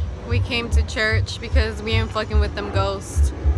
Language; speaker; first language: English; early bilingual, other home language; Spanish